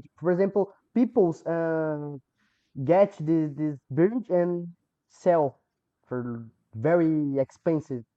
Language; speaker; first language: English; non-native, learner; Portuguese